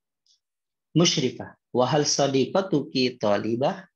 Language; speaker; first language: Arabic; non-native, fluent; Indonesian